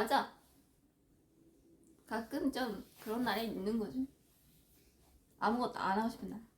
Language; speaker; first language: Korean; non-native, fluent; Japanese